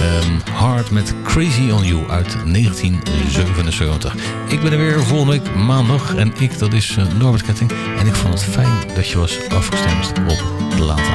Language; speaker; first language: Dutch; native; Dutch